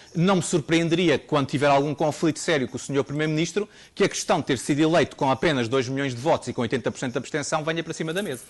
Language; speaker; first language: Portuguese; native; Portuguese